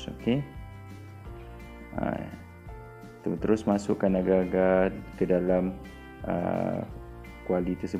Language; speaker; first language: Malay; native; Malay